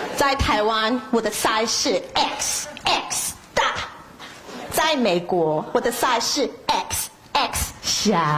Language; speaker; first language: Chinese; non-native, fluent; English